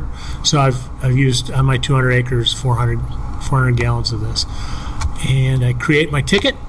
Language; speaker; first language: English; native; English